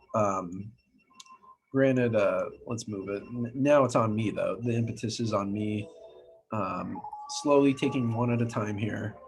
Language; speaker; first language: English; native; English